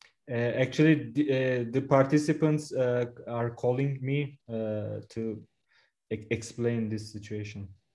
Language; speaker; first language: English; non-native, fluent; Turkish